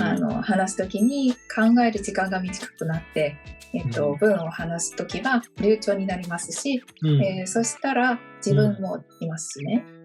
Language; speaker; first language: Japanese; non-native, fluent; Chinese